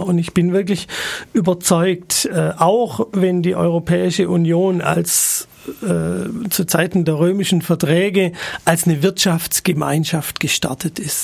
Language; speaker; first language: German; native; German